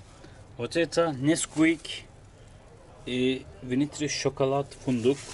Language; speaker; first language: Russian; non-native, learner; Turkish